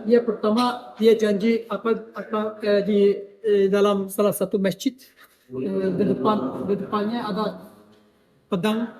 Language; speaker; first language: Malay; non-native, fluent; Turkish